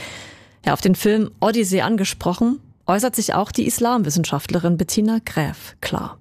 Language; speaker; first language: German; native; German